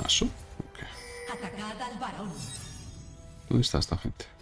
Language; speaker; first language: Spanish; native; Spanish